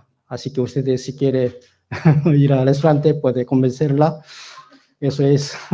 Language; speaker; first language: Spanish; non-native, learner; Korean